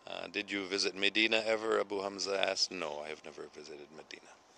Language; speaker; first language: English; native; English